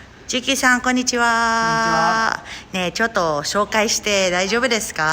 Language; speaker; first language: Japanese; non-native, learner; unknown